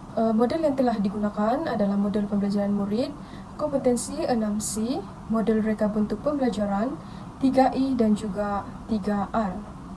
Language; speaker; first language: Malay; non-native, local second language; Central Dusun